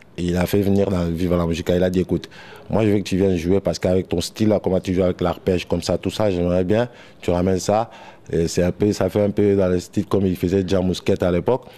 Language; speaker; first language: French; non-native, local second language; Lingala